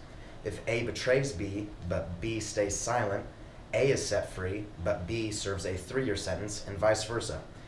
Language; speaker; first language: English; native; English